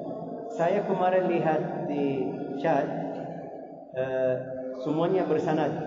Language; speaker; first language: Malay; non-native, learner; Arabic